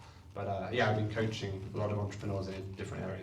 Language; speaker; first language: English; native; English